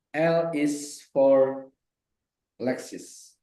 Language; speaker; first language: English; non-native, fluent; Indonesian